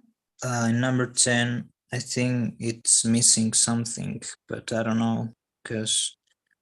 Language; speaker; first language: English; non-native, learner; Spanish